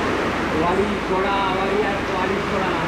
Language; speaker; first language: Hindi; non-native, local second language; Bangla